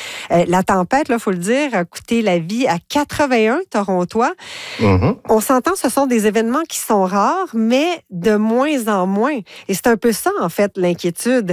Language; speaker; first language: French; native; French